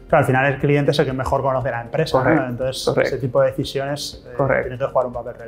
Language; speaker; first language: Spanish; native; Spanish